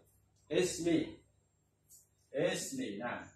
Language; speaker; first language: Arabic; non-native, fluent; Khmer